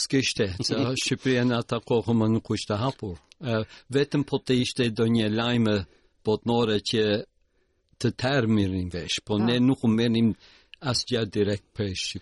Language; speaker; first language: Albanian; early bilingual, heritage; Albanian